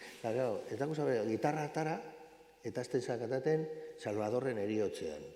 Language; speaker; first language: Basque; native; Basque